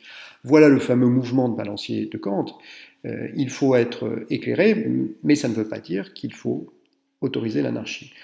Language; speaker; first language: French; native; French